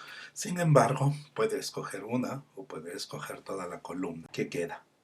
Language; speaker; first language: Spanish; native; Spanish